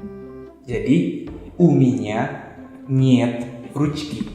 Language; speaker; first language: Russian; non-native, fluent; Indonesian